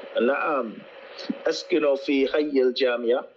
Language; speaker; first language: Arabic; non-native, learner; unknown